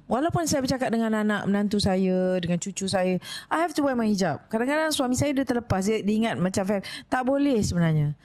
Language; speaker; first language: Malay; native; Malay